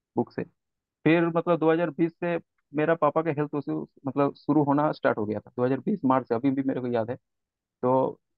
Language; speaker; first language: Hindi; non-native, local second language; Bangla